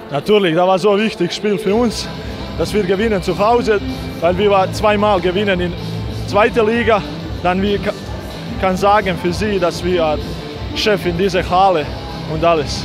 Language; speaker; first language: German; non-native, learner; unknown